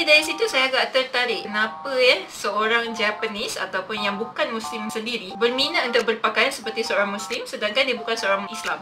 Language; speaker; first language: Malay; native; Malay